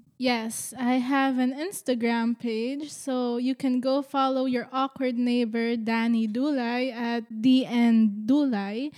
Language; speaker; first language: English; non-native, local second language; Filipino